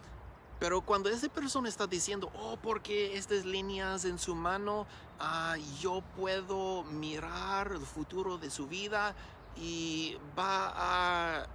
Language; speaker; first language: Spanish; non-native, learner; English